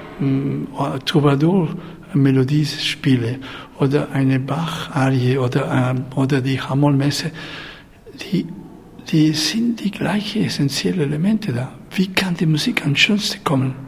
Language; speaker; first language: German; non-native, fluent; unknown